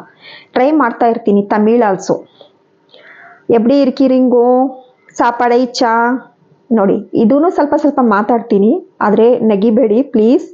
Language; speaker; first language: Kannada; non-native, local second language; Hindi